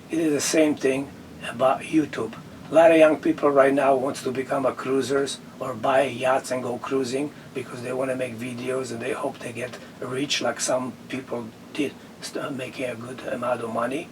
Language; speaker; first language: English; non-native, fluent; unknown